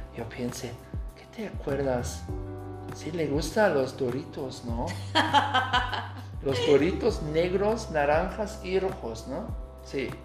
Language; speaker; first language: Spanish; non-native, learner; German